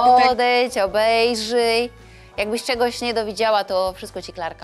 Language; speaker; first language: Polish; native; Polish